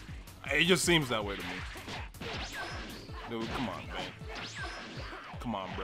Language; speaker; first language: English; native; English